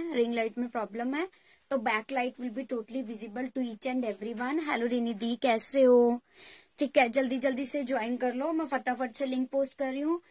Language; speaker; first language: Hindi; native; Hindi